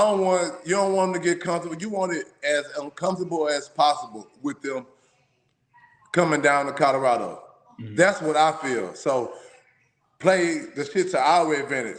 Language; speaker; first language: English; native; English